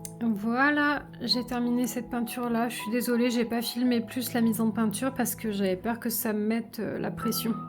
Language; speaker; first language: French; native; French